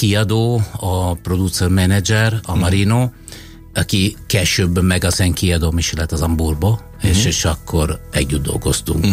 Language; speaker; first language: Hungarian; non-native, fluent; Italian